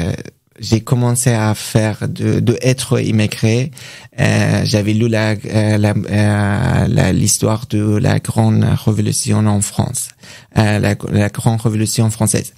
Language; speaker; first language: French; non-native, learner; Persian